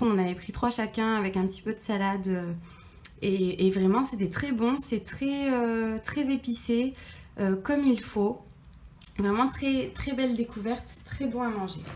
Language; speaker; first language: French; native; French